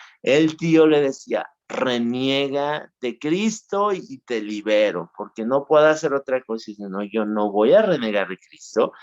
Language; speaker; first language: Spanish; native; Spanish